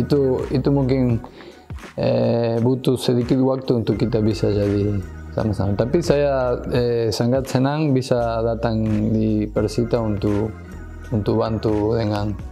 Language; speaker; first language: Indonesian; non-native, fluent; Spanish